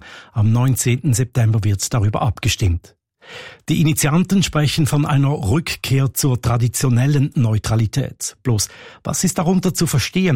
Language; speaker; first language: German; native; German